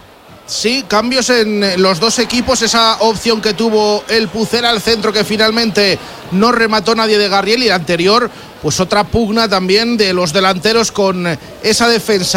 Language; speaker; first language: Spanish; native; Spanish